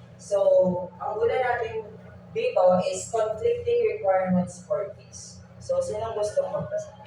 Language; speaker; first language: Filipino; non-native, local second language; Iloko